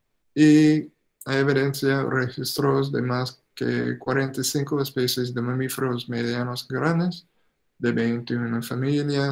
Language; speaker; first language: Spanish; non-native, fluent; English